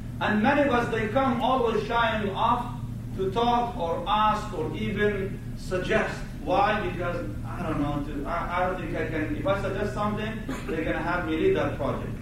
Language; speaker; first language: English; non-native, fluent; Arabic